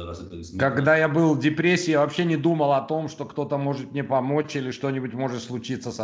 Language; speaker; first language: Russian; non-native, local second language; Georgian